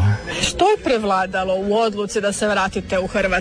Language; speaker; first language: Serbian; native; Serbian